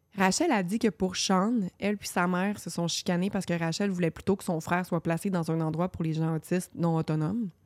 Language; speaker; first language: French; native; French